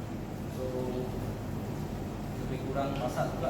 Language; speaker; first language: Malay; non-native, local second language; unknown